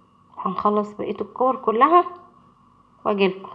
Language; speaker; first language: Arabic; native; Arabic